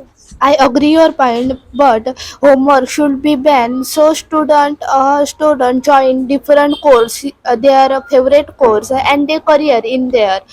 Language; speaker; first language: English; non-native, learner; Marathi